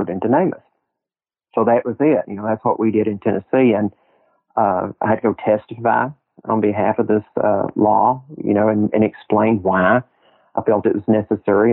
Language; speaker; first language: English; native; English